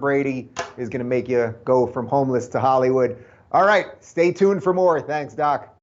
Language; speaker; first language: English; native; English